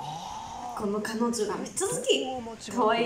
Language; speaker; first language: Japanese; non-native, learner; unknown